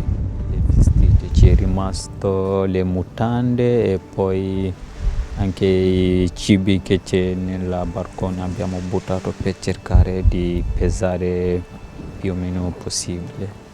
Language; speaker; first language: Italian; non-native, fluent; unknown